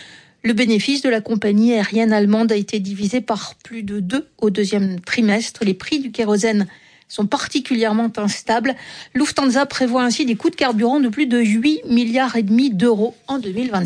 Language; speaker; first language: French; native; French